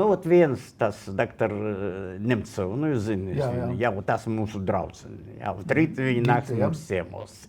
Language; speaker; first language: Latvian; non-native, local second language; Russian